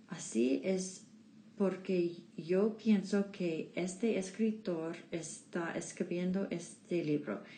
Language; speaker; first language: Spanish; non-native, learner; English